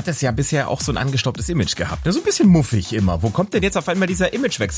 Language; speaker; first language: German; native; German